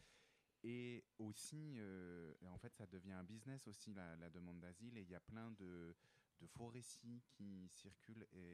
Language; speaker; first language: French; native; French